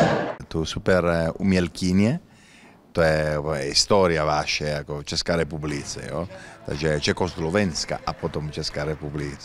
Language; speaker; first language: Czech; non-native, learner; Italian